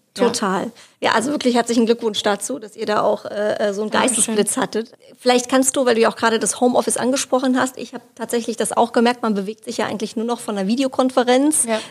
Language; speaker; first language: German; native; German